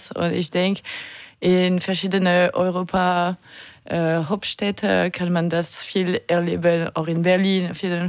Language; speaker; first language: German; non-native, learner; French